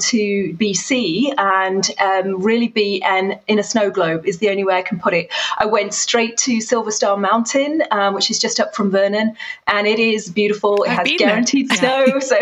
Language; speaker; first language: English; native; English